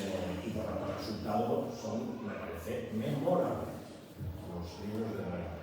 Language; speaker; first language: Spanish; native; Spanish